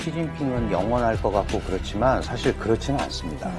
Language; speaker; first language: Korean; native; Korean